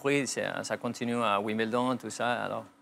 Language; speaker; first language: French; non-native, fluent; Spanish